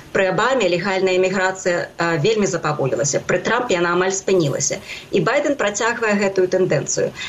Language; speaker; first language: Belarusian; native; Belarusian